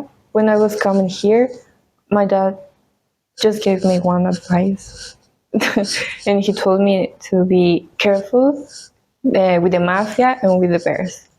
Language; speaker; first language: English; non-native, fluent; Spanish